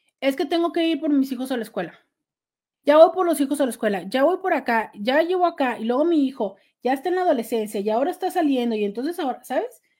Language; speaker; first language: Spanish; native; Spanish